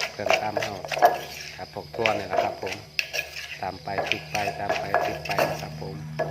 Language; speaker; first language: Thai; native; Thai